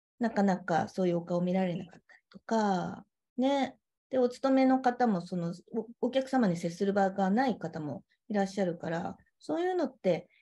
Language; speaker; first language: Japanese; native; Japanese